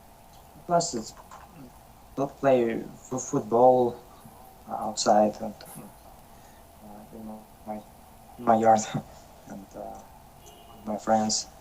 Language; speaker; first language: English; non-native, learner; Russian